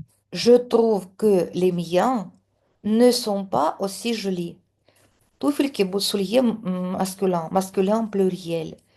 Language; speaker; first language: French; non-native, fluent; Russian